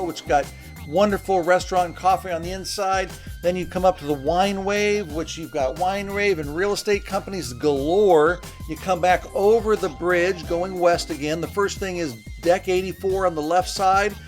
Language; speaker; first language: English; native; English